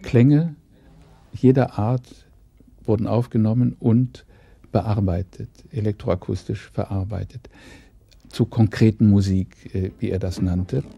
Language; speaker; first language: German; native; German